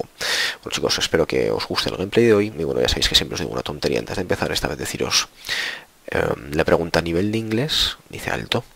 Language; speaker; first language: Spanish; native; Spanish